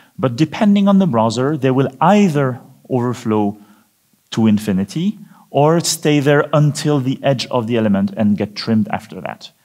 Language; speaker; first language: English; non-native, fluent; French